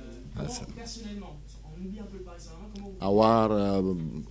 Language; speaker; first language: French; native; French